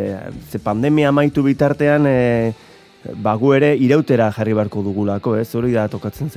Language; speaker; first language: Basque; native; Basque